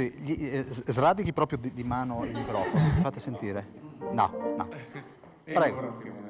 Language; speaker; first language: Italian; native; Italian